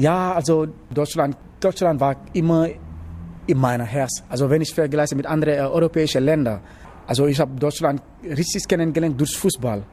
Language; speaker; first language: German; non-native, learner; Wolof